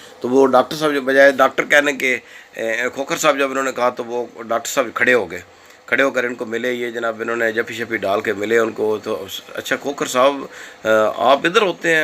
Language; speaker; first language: Urdu; non-native, local second language; Punjabi